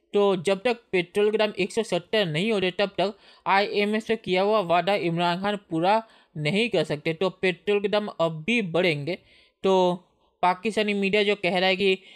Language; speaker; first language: Hindi; native; Hindi